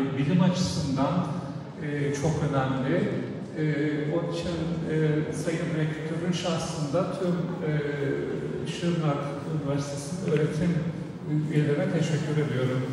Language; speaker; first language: Turkish; non-native, local second language; Aramaic